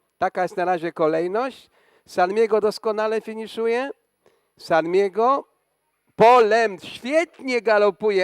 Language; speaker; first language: Polish; native; Polish